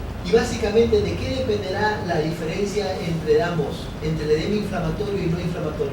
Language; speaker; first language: Spanish; native; Spanish